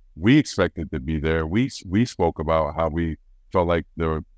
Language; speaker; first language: English; native; English